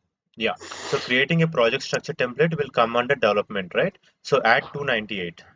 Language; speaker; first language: English; non-native, fluent; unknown